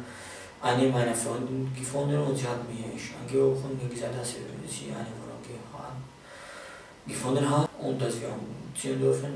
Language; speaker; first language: German; non-native, learner; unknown